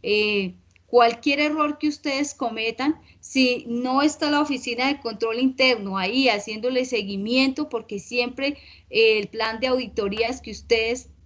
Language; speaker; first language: Spanish; native; Spanish